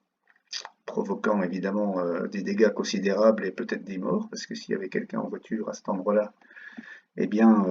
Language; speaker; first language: French; native; French